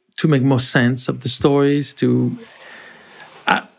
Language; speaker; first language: English; non-native, fluent; French